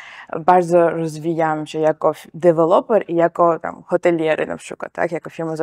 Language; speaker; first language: Polish; non-native, fluent; Georgian